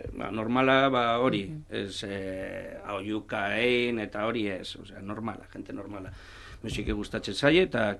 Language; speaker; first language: Basque; non-native, learner; Spanish